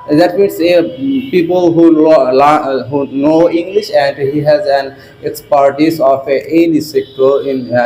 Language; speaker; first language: English; non-native, learner; Bangla